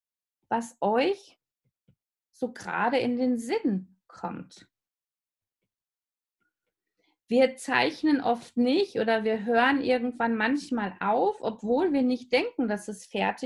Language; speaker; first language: German; native; German